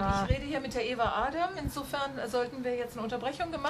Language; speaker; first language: German; native; German